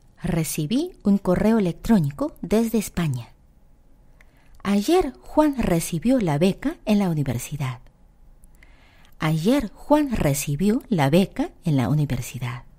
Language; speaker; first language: Spanish; non-native, fluent; Korean